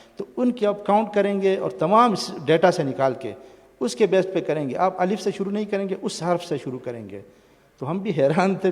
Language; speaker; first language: Urdu; non-native, local second language; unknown